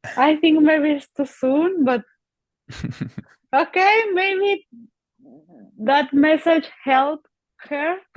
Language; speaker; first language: English; non-native, learner; Spanish